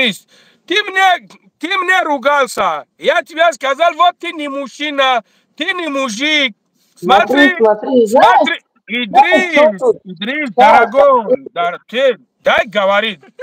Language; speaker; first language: Russian; non-native, learner; Tajik